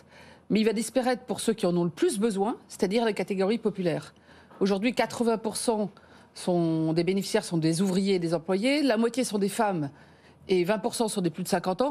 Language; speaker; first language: French; native; French